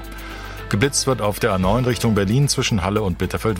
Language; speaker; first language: German; native; German